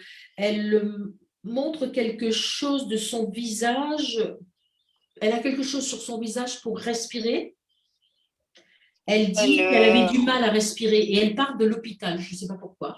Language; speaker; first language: French; native; French